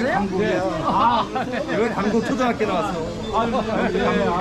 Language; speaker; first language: Korean; native; Korean